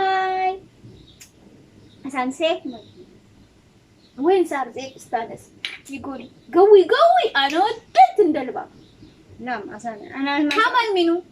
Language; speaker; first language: Arabic; non-native, learner; Amharic